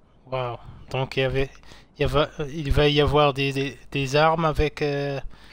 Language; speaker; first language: French; non-native, local second language; Arabic